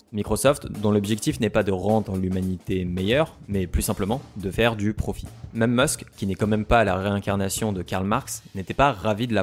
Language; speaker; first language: French; native; French